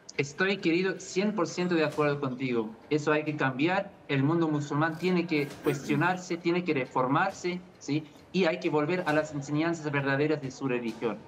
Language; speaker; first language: Spanish; non-native, fluent; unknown